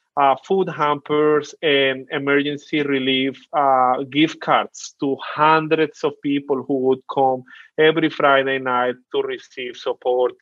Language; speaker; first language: English; non-native, fluent; Spanish